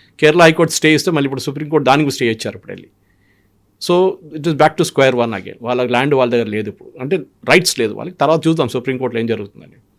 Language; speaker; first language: Telugu; non-native, local second language; Malayalam